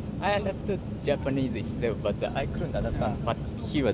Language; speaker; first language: English; non-native, learner; Japanese